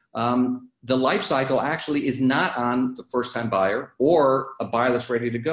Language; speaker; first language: English; native; English